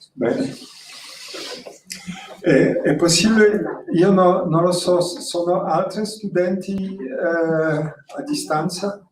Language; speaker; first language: Italian; non-native, learner; French